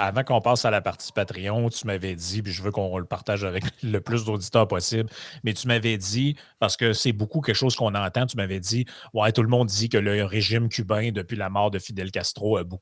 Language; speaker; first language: French; native; French